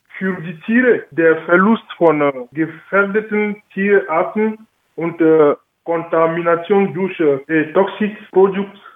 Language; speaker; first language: German; non-native, learner; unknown